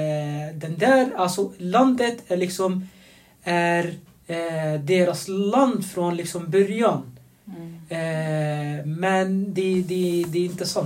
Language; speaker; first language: Swedish; non-native, fluent; Arabic